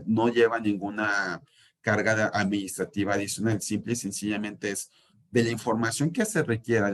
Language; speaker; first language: Spanish; native; Spanish